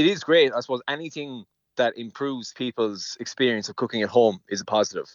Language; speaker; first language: English; native; English